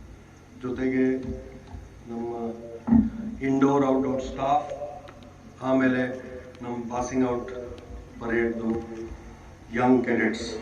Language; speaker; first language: Kannada; non-native, fluent; Hindi